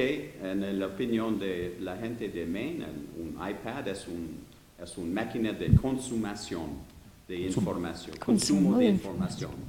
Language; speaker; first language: Spanish; non-native, learner; English